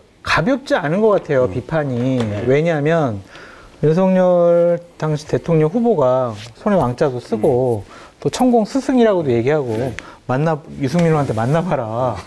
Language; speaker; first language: Korean; native; Korean